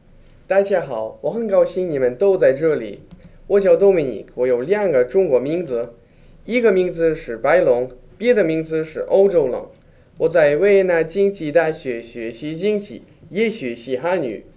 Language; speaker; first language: Chinese; non-native, learner; German